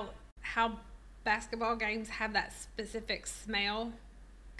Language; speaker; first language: English; native; English